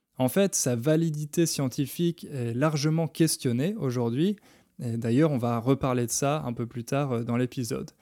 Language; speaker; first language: French; native; French